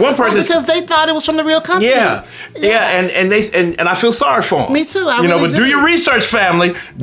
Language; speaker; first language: English; native; English